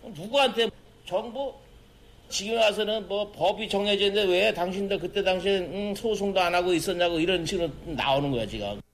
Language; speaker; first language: Korean; native; Korean